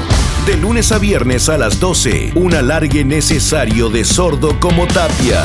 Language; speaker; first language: Spanish; native; Spanish